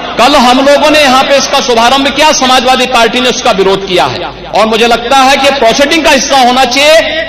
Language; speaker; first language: Hindi; native; Hindi